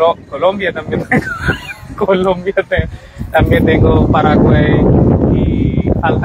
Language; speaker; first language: Spanish; non-native, learner; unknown